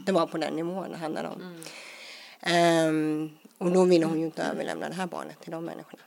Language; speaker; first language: Swedish; early bilingual, other home language; English